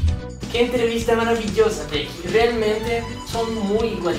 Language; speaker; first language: Spanish; non-native, learner; Portuguese